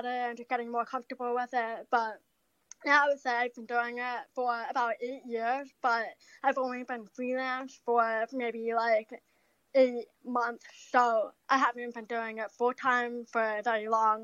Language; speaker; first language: English; native; English